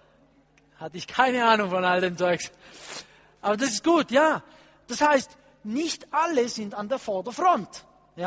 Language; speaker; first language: German; non-native, fluent; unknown